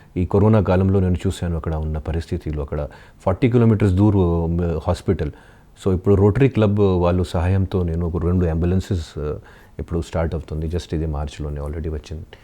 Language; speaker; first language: Telugu; non-native, fluent; Hindi